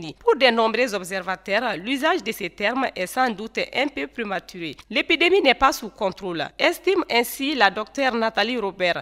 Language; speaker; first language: French; non-native, local second language; Bambara